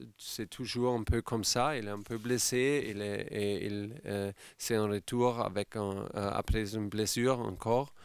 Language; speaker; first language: French; non-native, fluent; German